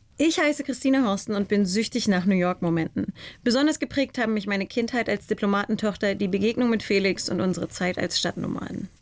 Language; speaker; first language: German; native; German